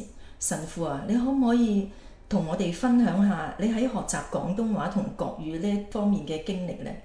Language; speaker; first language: Chinese; native; Chinese